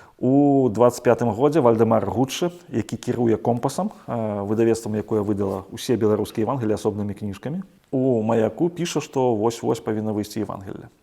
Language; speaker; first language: Belarusian; native; Belarusian